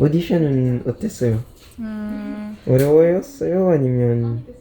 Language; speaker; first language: Korean; non-native, learner; French